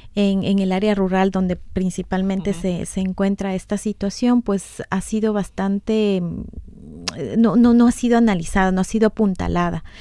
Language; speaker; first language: Spanish; native; Spanish